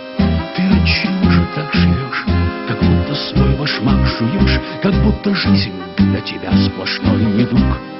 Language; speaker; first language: Russian; native; Russian